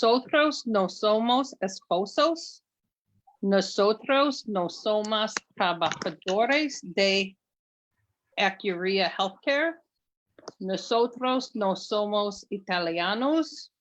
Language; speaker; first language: Spanish; non-native, learner; English